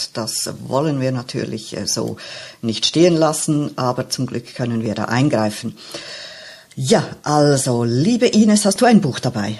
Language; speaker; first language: German; native; German